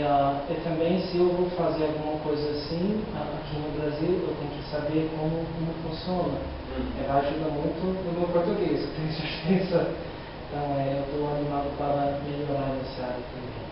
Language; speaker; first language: Portuguese; non-native, learner; English